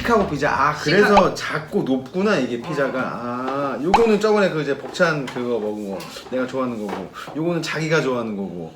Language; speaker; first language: Korean; native; Korean